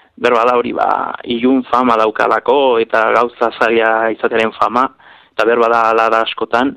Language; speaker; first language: Basque; non-native, local second language; Spanish